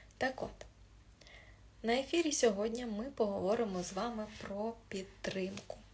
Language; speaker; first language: Ukrainian; non-native, local second language; Russian